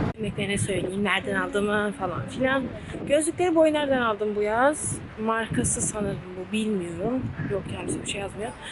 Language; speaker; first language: Turkish; early bilingual, heritage; Turkish